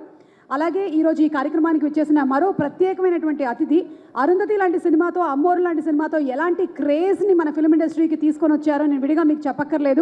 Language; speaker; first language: Telugu; native; Telugu